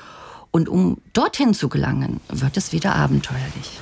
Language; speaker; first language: German; native; German